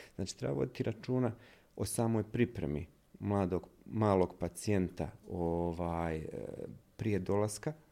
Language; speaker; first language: Bosnian; native; Bosnian